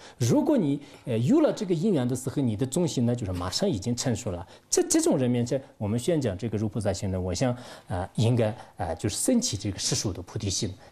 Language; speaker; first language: Chinese; non-native, local second language; Tibetan